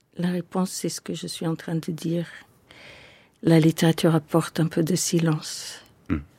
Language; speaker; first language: French; non-native, fluent; English